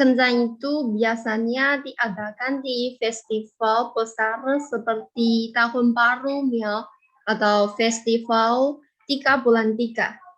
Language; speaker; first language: Indonesian; non-native, fluent; Chinese